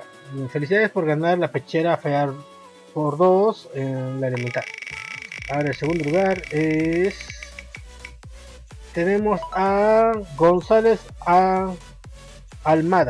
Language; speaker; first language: Spanish; native; Spanish